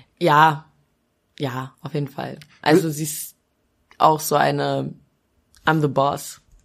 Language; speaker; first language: German; early bilingual, other home language; Albanian